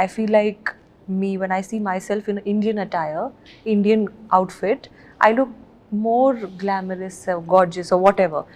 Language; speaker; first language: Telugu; non-native, learner; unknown